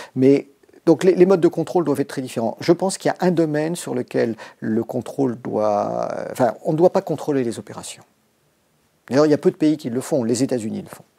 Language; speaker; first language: French; native; French